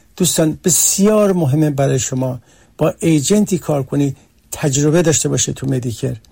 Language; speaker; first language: Persian; early bilingual, heritage; Persian